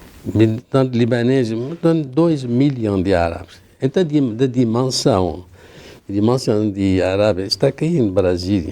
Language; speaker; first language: Portuguese; non-native, learner; Arabic